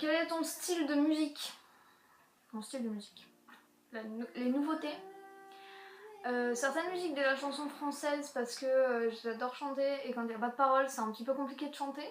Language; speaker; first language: French; native; French